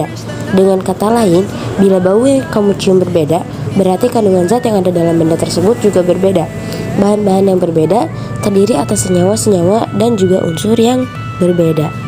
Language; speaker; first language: Indonesian; native; Indonesian